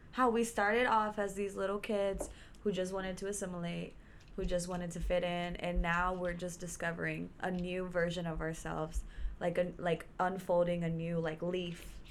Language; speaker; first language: English; early bilingual, other home language; Spanish